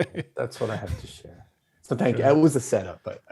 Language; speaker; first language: English; native; English